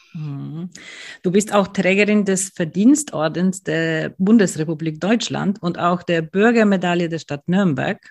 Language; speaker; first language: German; native; German